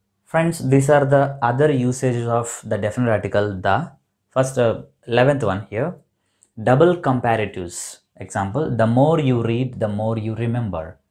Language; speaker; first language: English; non-native, local second language; Telugu